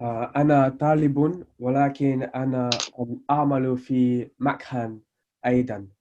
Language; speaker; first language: Arabic; non-native, learner; French